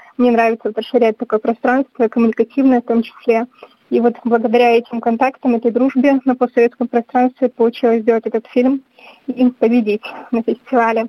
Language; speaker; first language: Russian; native; Russian